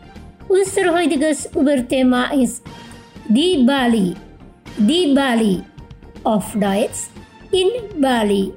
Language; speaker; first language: German; non-native, local second language; Indonesian